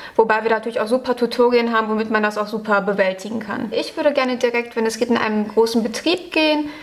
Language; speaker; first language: German; native; German